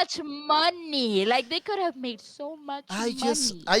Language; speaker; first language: English; native; English